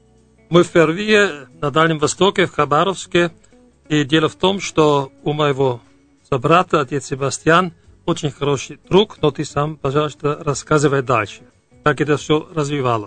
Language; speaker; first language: Russian; non-native, fluent; German